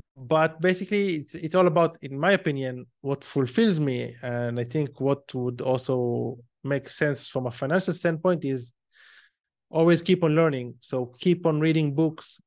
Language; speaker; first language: English; non-native, fluent; Hebrew